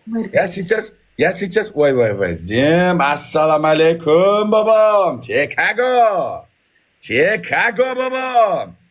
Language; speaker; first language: Russian; non-native, learner; Uzbek